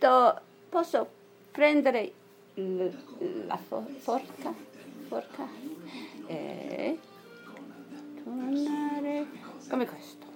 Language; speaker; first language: Italian; non-native, learner; English